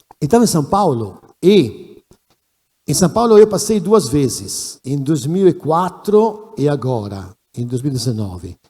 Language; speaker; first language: Portuguese; non-native, fluent; Italian